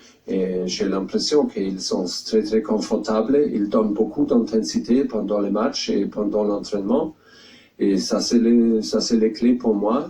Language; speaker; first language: French; non-native, fluent; German